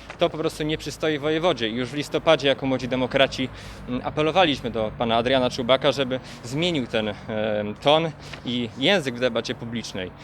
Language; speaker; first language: Polish; native; Polish